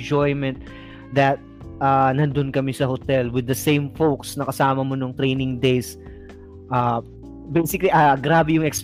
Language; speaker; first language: English; non-native, local second language; Filipino